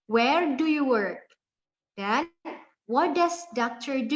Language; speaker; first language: English; non-native, fluent; Indonesian